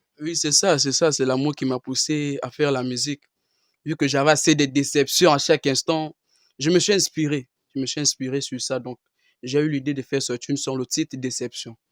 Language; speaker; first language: French; non-native, local second language; Lingala